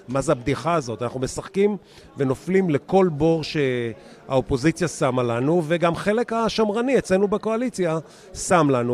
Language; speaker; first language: Hebrew; native; Hebrew